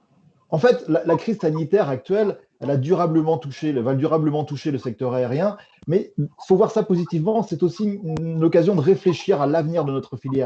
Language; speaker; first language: French; native; French